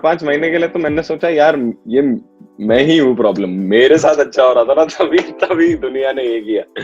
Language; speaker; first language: Hindi; native; Hindi